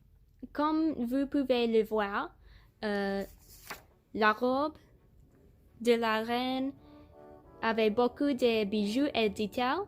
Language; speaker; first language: French; non-native, learner; English